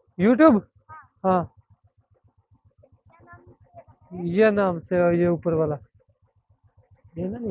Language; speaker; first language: Hindi; non-native, local second language; Punjabi